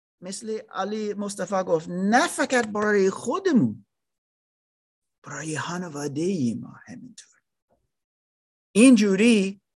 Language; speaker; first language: Persian; non-native, learner; German